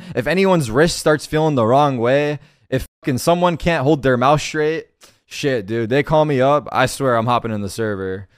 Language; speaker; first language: English; early bilingual, heritage; Turkish